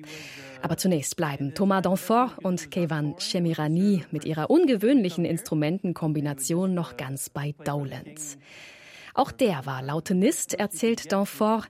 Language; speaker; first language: German; native; German